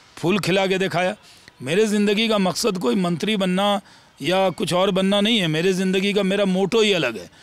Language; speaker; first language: Hindi; native; Hindi